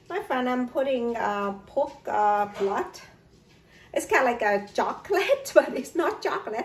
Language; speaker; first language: English; non-native, learner; Vietnamese